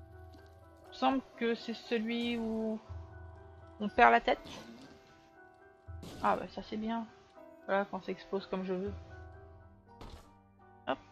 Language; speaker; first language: French; native; French